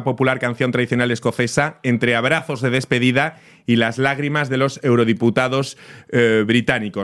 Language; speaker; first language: Spanish; native; Spanish